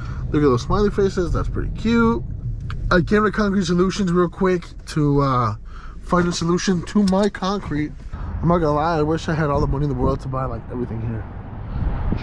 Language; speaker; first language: English; early bilingual, other home language; Spanish